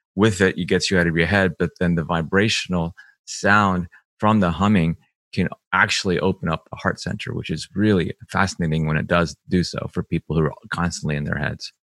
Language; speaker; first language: English; early bilingual, other home language; Spanish